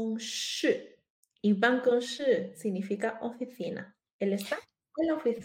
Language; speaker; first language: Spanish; early bilingual, other home language; Chinese